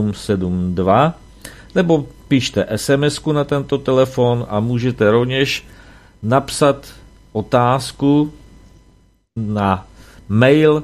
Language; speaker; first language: Czech; native; Czech